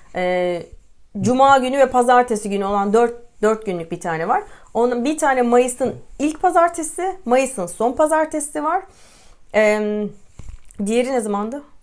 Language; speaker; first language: Turkish; native; Turkish